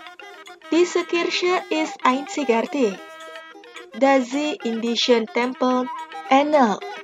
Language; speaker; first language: German; non-native, fluent; Indonesian